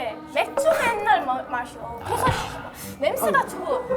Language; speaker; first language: Korean; early bilingual, other home language; Italian